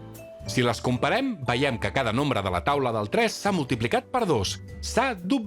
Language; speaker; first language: Catalan; native; Catalan